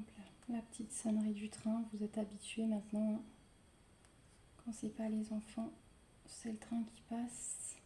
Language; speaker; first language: French; native; French